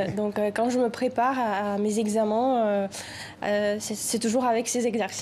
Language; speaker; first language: French; non-native, fluent; Ukrainian